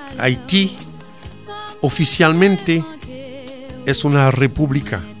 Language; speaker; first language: Spanish; non-native, fluent; Haitian Creole